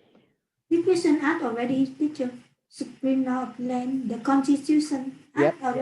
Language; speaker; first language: English; non-native, learner; Vietnamese